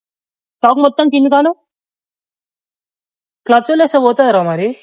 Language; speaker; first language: Telugu; native; Telugu